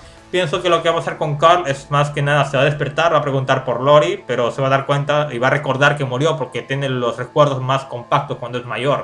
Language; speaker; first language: Spanish; native; Spanish